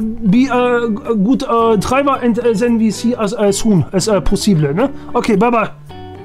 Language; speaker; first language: English; non-native, learner; German